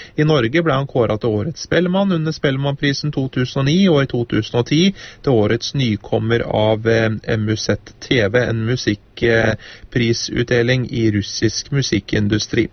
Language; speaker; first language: Norwegian; native; Norwegian